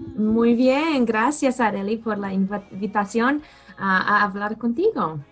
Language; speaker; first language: Spanish; non-native, fluent; English